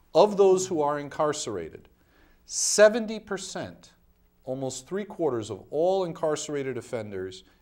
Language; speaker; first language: English; native; English